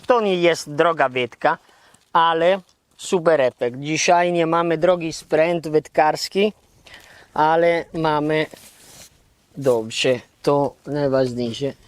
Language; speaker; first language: Polish; non-native, learner; Italian